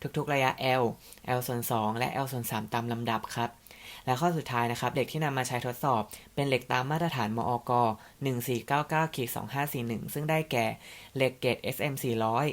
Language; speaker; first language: Thai; native; Thai